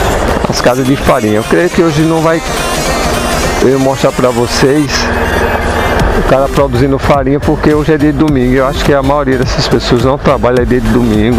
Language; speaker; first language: Portuguese; native; Portuguese